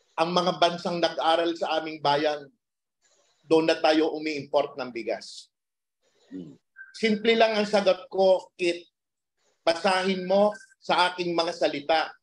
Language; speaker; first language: Filipino; native; Filipino